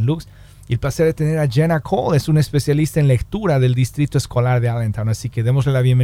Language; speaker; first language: Spanish; native; Spanish